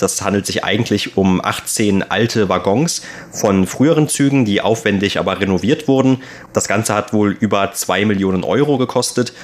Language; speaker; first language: German; native; German